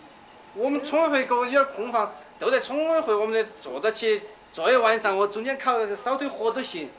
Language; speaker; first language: Chinese; native; Chinese